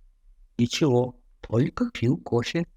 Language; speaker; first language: Russian; non-native, fluent; Tajik